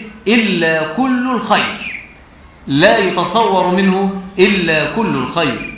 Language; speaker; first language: Arabic; native; Arabic